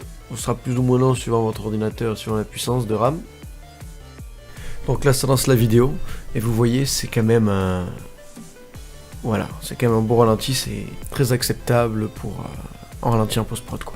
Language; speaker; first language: French; native; French